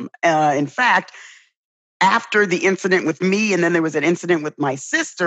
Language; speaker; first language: English; native; English